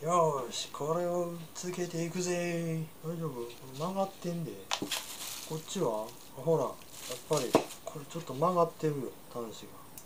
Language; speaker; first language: Japanese; native; Japanese